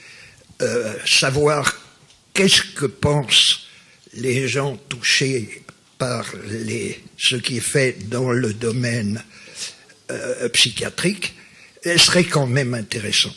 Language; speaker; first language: French; native; French